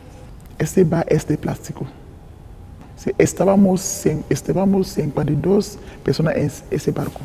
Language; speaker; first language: Spanish; non-native, learner; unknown